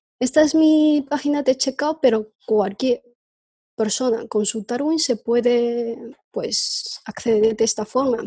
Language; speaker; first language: Spanish; non-native, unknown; Chinese